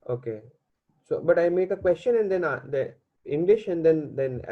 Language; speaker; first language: English; non-native, learner; Hindi